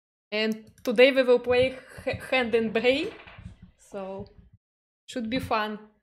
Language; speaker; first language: English; non-native, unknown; Russian